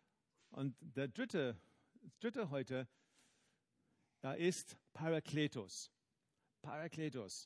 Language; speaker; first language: German; non-native, fluent; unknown